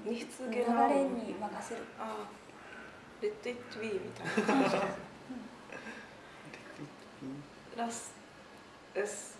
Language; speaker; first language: German; non-native, fluent; Japanese